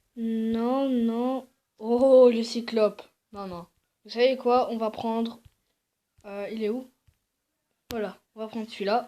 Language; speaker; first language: French; native; French